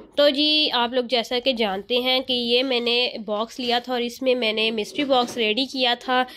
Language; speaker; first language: Urdu; native; Urdu